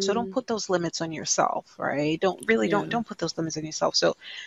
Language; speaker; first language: English; non-native, local second language; Igbo